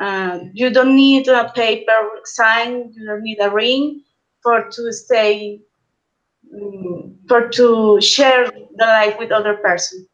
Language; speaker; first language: English; non-native, learner; Spanish